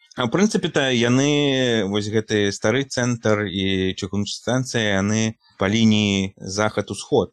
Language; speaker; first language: Belarusian; native; Belarusian